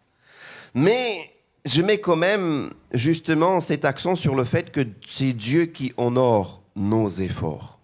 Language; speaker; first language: French; native; French